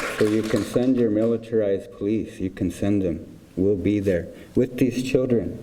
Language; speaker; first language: English; native; English